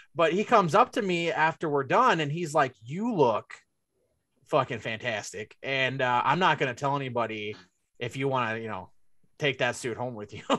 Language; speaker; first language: English; native; English